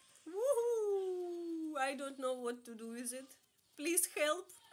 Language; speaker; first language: English; non-native, learner; Russian